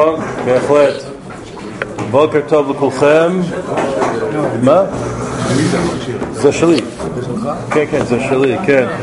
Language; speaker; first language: Hebrew; non-native, fluent; English